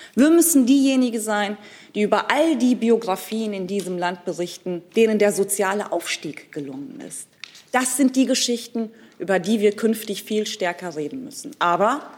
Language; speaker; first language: German; early bilingual, other home language; Turkish